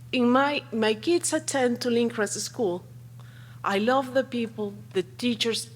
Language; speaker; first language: English; non-native, fluent; Spanish